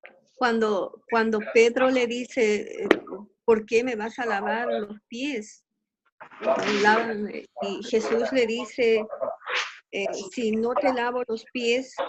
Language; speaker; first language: Spanish; native; Spanish